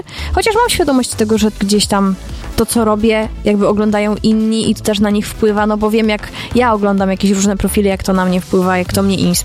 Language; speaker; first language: Polish; native; Polish